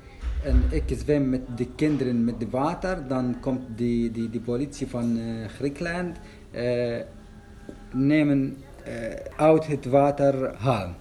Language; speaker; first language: Dutch; non-native, learner; Arabic